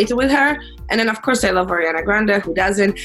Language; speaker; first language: English; non-native, fluent; Polish